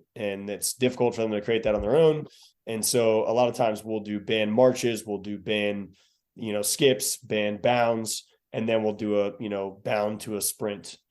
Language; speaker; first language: English; native; English